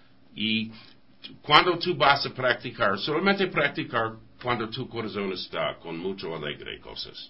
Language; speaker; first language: Spanish; non-native, learner; English